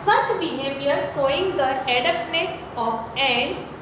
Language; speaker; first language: English; non-native, local second language; Gujarati